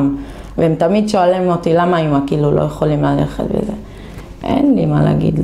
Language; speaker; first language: Hebrew; non-native, local second language; Arabic